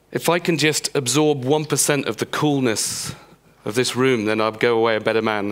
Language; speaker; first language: English; native; English